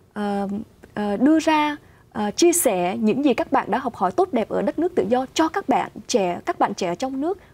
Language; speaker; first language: Vietnamese; early bilingual, heritage; Vietnamese